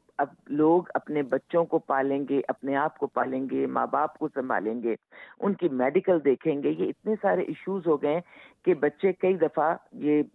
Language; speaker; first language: Urdu; native; Urdu